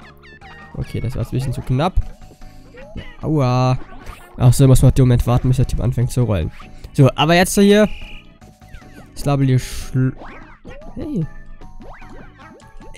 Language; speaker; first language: German; native; German